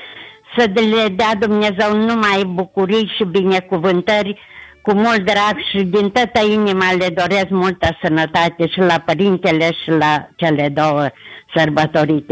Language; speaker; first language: Romanian; native; Romanian